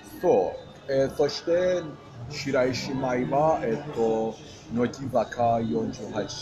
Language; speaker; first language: Japanese; non-native, fluent; Persian